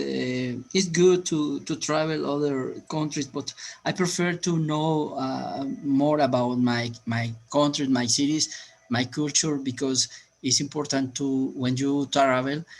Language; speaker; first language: English; non-native, learner; Spanish